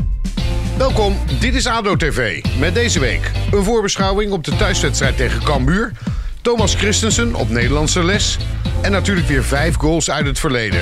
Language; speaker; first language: Dutch; native; Dutch